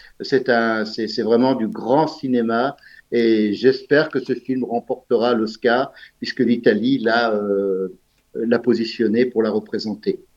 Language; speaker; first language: French; native; French